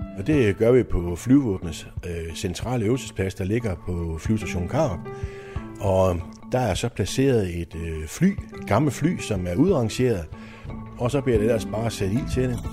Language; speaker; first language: Danish; native; Danish